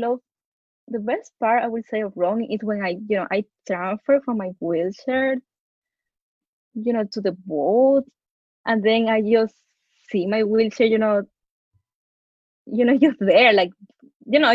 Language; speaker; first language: English; non-native, fluent; Spanish